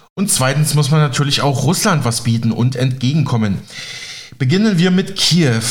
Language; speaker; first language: German; native; German